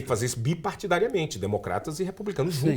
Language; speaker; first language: Portuguese; native; Portuguese